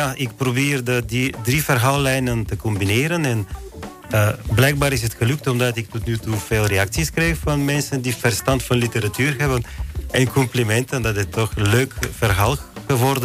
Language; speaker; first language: Dutch; non-native, fluent; Bulgarian